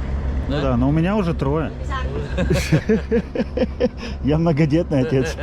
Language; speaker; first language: Russian; native; Russian